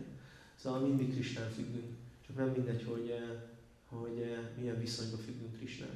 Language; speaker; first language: Hungarian; native; Hungarian